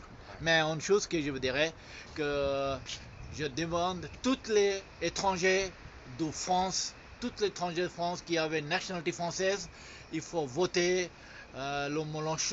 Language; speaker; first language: French; non-native, fluent; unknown